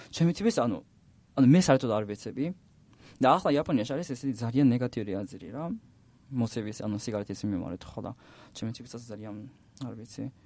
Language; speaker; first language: Georgian; non-native, learner; Japanese